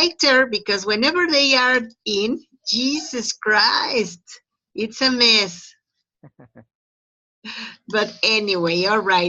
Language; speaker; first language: English; non-native, fluent; Spanish